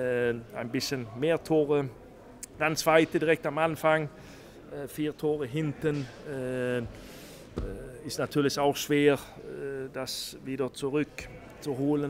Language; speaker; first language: German; non-native, fluent; Swedish